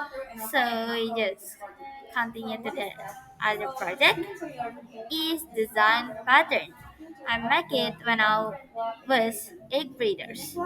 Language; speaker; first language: English; non-native, learner; Indonesian